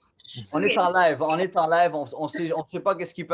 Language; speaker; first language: French; native; French